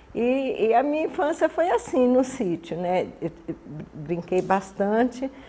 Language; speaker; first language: Portuguese; early bilingual, other home language; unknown